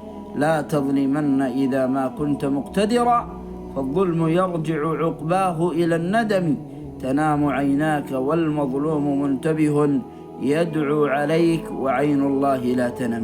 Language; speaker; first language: Arabic; native; Arabic